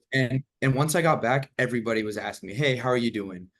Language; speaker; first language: English; native; English